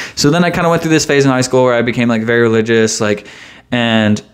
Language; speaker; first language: English; native; English